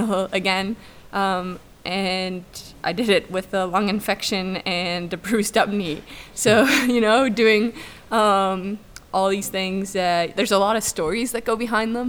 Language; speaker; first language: English; native; English